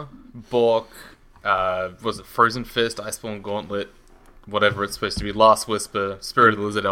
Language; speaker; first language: English; native; English